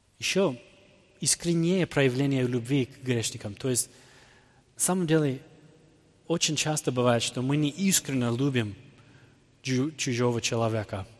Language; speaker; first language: Russian; non-native, fluent; English